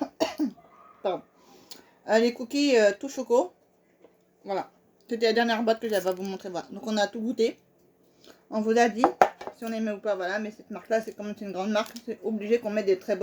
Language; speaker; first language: French; native; French